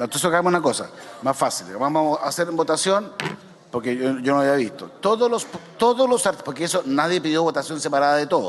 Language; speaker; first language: Spanish; native; Spanish